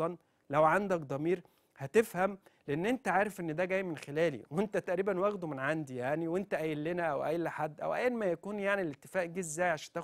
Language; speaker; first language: Arabic; native; Arabic